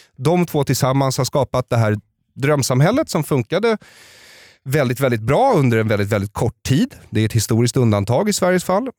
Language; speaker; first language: Swedish; native; Swedish